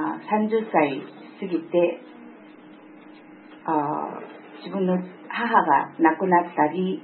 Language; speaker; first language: Japanese; non-native, fluent; Korean